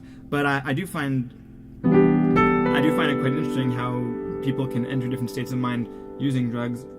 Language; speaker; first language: English; native; English